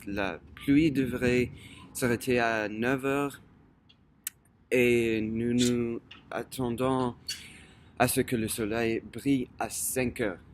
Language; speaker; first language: French; non-native, fluent; English